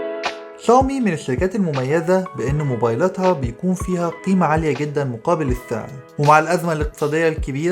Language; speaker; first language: Arabic; native; Arabic